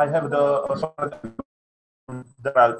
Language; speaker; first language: English; non-native, learner; Slovak